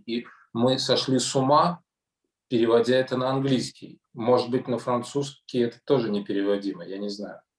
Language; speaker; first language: Russian; native; Russian